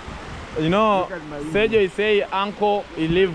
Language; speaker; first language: English; non-native, learner; Swahili